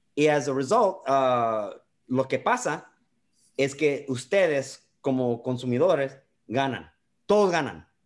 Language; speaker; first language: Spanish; early bilingual, heritage; Spanish